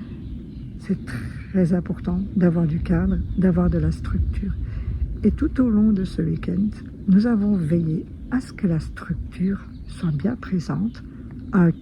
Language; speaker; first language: French; native; French